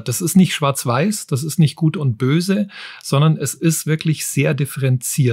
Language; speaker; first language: German; native; German